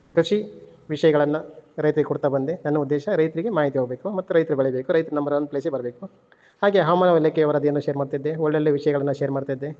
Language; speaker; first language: Kannada; native; Kannada